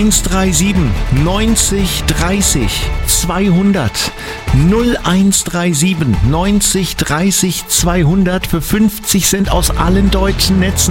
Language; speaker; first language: German; native; German